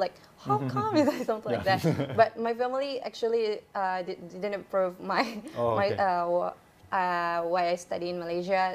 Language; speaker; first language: English; non-native, fluent; Indonesian